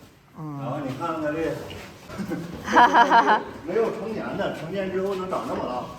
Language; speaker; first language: Chinese; native; Chinese